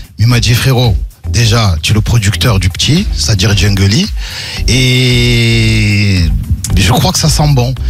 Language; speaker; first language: French; native; French